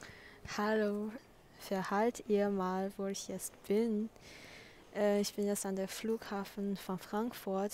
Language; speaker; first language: German; non-native, fluent; Chinese